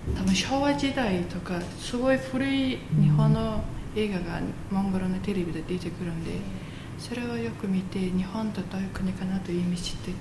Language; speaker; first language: Japanese; non-native, fluent; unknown